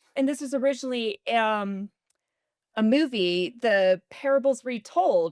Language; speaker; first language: English; native; English